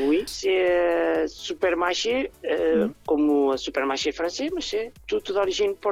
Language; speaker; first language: French; non-native, learner; Portuguese